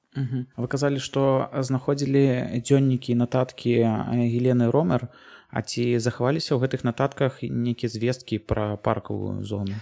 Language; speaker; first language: Belarusian; native; Belarusian